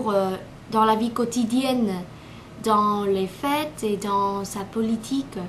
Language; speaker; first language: French; non-native, learner; Vietnamese